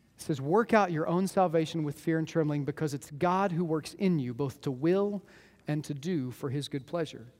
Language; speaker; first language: English; native; English